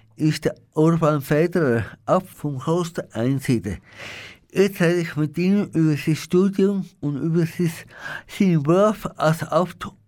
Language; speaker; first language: German; native; German